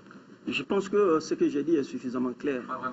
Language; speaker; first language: French; non-native, local second language; Bambara